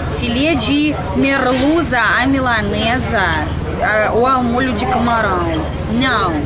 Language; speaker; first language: Portuguese; non-native, learner; Russian